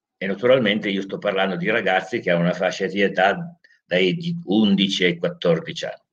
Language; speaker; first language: Italian; native; Italian